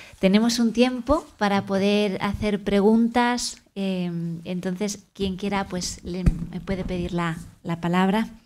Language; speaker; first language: Spanish; native; Spanish